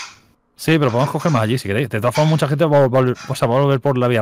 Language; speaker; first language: Spanish; native; Spanish